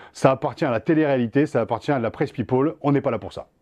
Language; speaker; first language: French; native; French